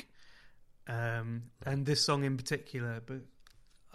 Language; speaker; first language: English; native; English